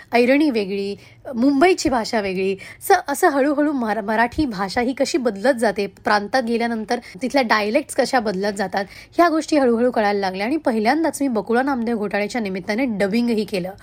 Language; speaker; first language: Marathi; non-native, local second language; Hindi